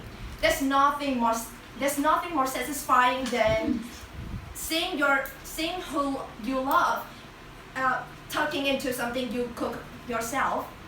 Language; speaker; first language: English; non-native, learner; Vietnamese